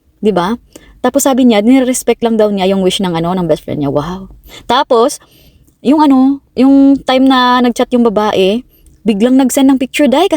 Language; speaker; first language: Filipino; non-native, local second language; Cebuano